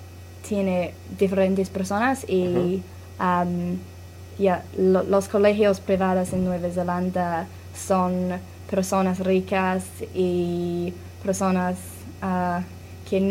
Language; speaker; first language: Spanish; non-native, learner; English